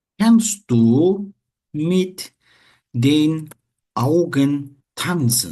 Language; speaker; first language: German; non-native, fluent; Turkish